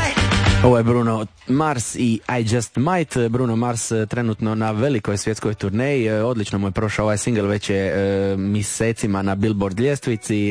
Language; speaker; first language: Serbian; native; Serbian